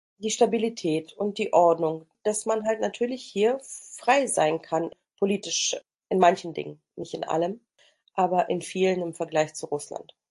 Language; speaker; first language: German; early bilingual, other home language; Russian